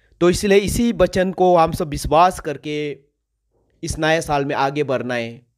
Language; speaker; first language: Hindi; non-native, local second language; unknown